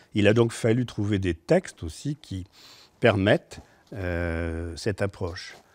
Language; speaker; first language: French; native; French